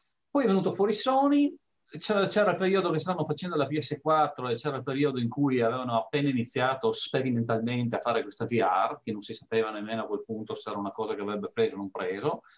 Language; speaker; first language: Italian; native; Italian